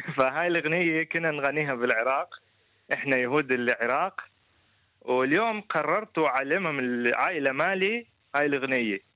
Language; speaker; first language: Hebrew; native; Hebrew